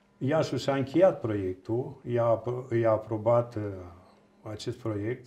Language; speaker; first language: Romanian; native; Romanian